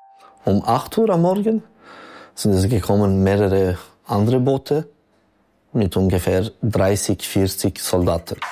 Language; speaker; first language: German; non-native, local second language; French